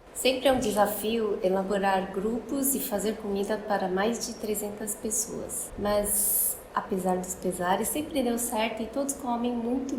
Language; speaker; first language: Portuguese; early bilingual, other home language; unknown